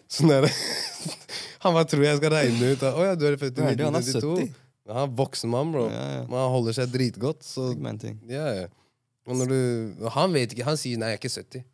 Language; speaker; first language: Norwegian; native; Norwegian